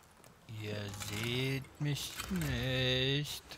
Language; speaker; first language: German; native; German